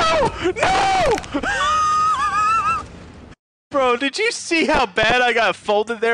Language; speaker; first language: English; native; English